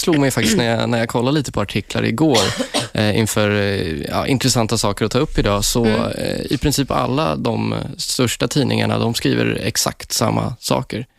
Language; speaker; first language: Swedish; native; Swedish